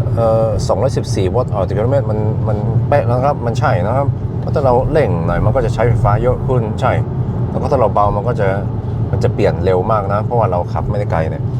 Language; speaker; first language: Thai; non-native, fluent; Norwegian